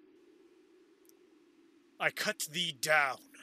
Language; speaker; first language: English; native; English